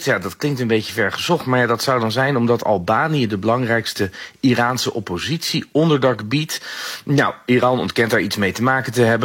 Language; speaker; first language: Dutch; native; Dutch